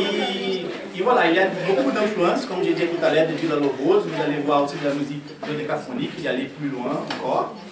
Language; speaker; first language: French; non-native, fluent; Portuguese